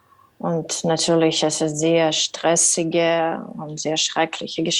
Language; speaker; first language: German; non-native, learner; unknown